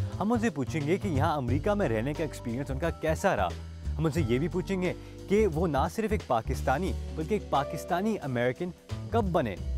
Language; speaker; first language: Urdu; native; Urdu